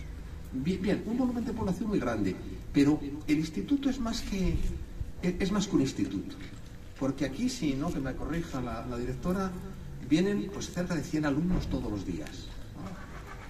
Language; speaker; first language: Spanish; native; Spanish